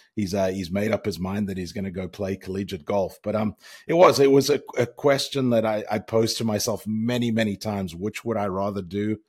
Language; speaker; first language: English; native; English